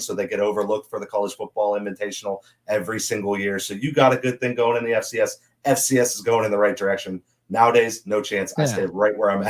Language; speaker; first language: English; native; English